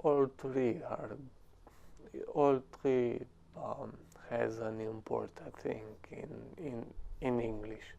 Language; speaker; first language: English; non-native, learner; Romanian